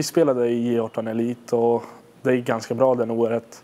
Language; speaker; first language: Swedish; non-native, fluent; Hungarian